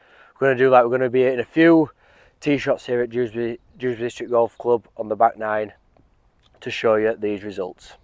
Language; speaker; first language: English; native; English